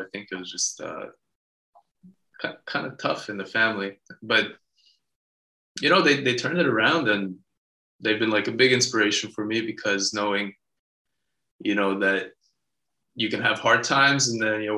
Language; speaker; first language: English; early bilingual, other home language; Hebrew